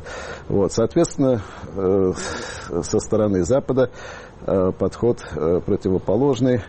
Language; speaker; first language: Russian; native; Russian